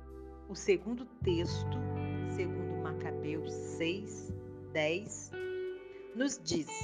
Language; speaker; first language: Portuguese; native; Portuguese